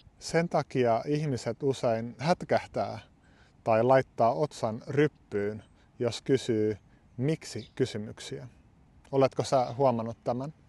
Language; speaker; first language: Finnish; native; Finnish